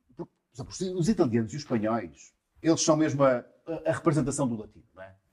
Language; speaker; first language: Portuguese; native; Portuguese